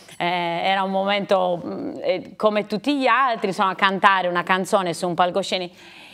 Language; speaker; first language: Italian; native; Italian